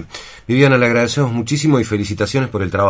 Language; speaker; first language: Spanish; native; Spanish